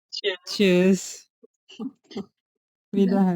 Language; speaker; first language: German; non-native, learner; Urdu